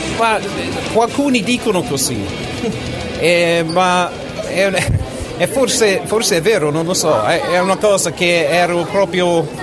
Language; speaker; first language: Italian; non-native, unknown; English